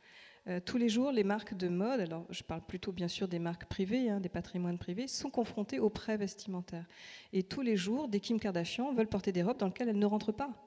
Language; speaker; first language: French; native; French